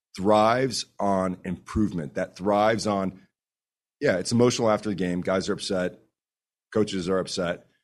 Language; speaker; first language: English; early bilingual, other home language; Spanish